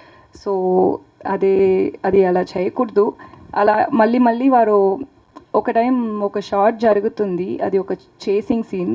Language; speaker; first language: Telugu; non-native, learner; Tamil